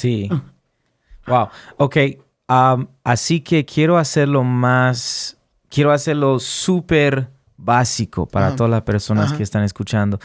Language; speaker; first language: Spanish; early bilingual, heritage; Spanish